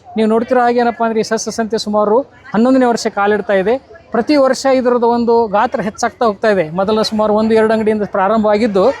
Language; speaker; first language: Kannada; native; Kannada